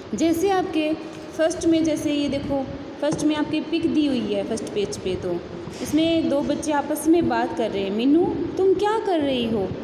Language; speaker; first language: Hindi; native; Hindi